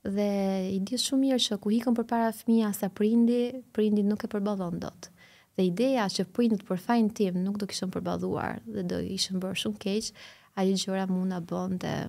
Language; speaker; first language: Albanian; early bilingual, heritage; Albanian